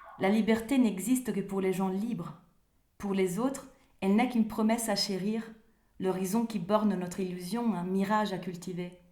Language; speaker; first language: French; non-native, fluent; Italian